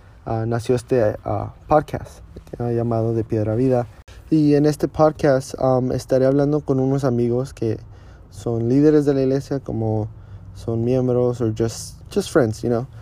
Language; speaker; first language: Spanish; early bilingual, heritage; Spanish